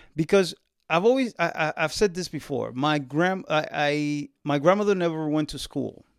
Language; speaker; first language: English; early bilingual, other home language; Spanish